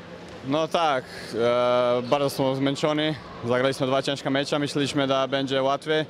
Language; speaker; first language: Polish; non-native, fluent; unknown